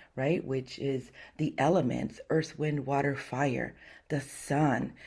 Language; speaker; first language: English; early bilingual, other home language; Spanish